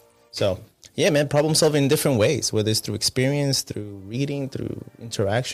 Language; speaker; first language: English; non-native, fluent; Spanish